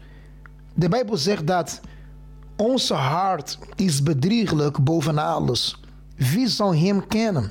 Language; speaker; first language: Dutch; non-native, fluent; Portuguese